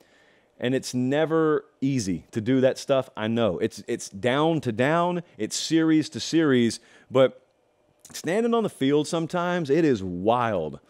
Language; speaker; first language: English; native; English